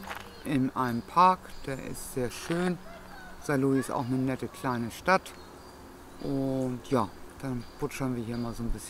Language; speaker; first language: German; native; German